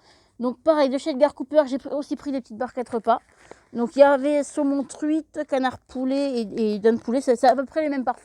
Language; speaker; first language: French; native; French